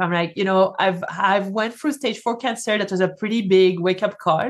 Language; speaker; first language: English; non-native, fluent; French